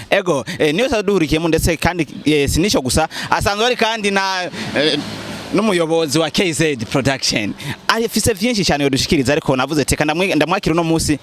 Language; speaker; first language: Rundi; native; Rundi